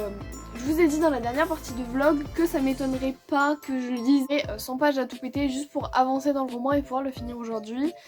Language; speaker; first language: French; native; French